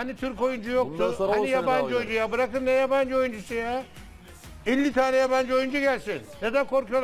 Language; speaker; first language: Turkish; native; Turkish